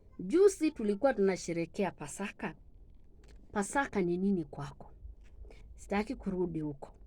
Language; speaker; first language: Swahili; non-native, local second language; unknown